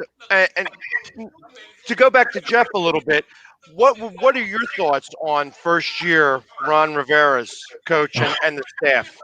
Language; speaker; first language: English; native; English